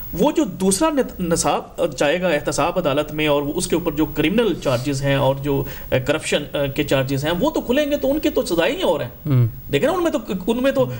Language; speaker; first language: Urdu; non-native, local second language; Punjabi